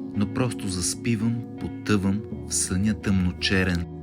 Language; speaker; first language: Bulgarian; native; Bulgarian